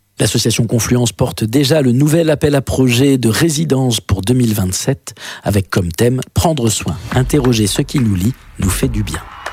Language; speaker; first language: French; native; French